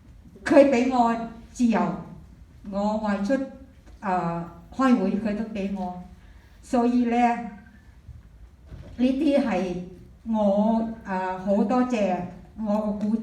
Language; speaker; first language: Cantonese; non-native, fluent; Thai